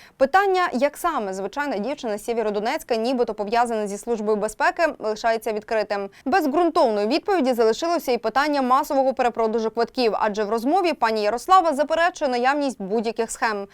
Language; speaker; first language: Ukrainian; native; Ukrainian